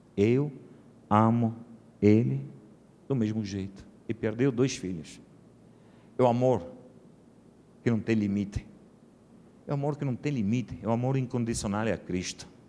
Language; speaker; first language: Portuguese; non-native, fluent; Italian